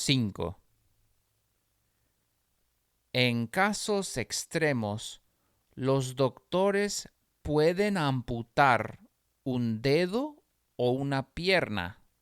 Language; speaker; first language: Spanish; non-native, fluent; English